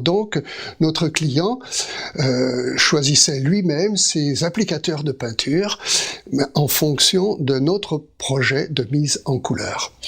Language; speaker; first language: French; native; French